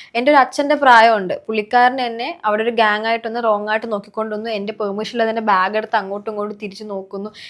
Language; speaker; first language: Malayalam; native; Malayalam